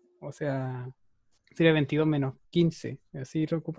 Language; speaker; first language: Spanish; native; Spanish